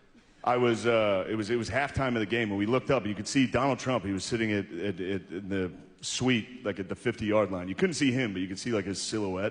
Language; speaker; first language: English; native; English